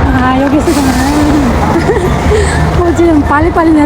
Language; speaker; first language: Korean; non-native, learner; Filipino